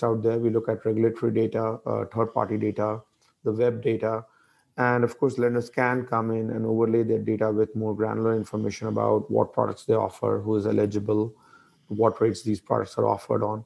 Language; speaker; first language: English; non-native, local second language; Hindi